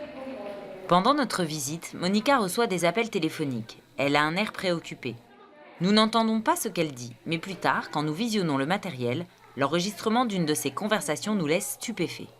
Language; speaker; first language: French; native; French